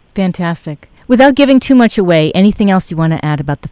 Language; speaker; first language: English; native; English